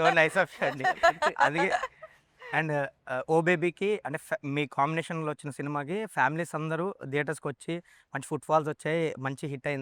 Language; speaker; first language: Telugu; native; Telugu